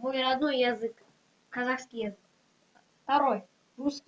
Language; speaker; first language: Russian; non-native, local second language; Kazakh